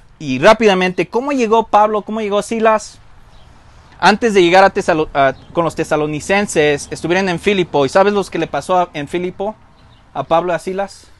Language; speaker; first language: Spanish; early bilingual, heritage; Spanish